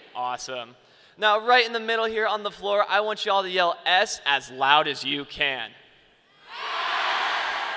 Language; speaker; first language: English; native; English